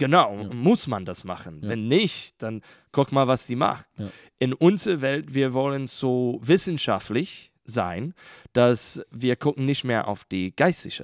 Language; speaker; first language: German; non-native, learner; English